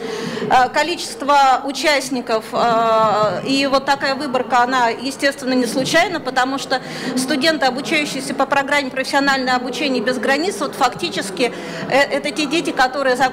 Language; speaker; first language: Russian; native; Russian